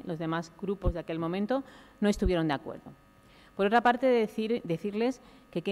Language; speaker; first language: Spanish; native; Spanish